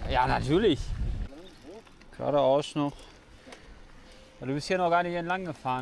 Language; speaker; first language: German; native; German